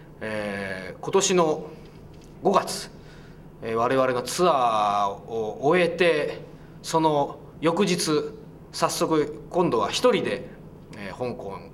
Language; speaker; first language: Japanese; native; Japanese